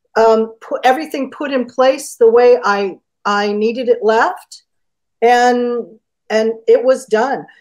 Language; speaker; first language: English; native; English